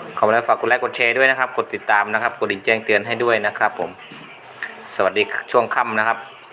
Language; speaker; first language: Thai; native; Thai